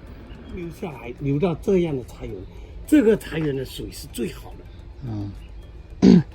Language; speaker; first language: Chinese; native; Chinese